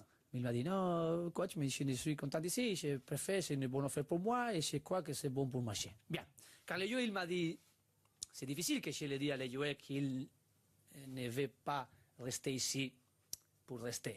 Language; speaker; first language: French; non-native, learner; Spanish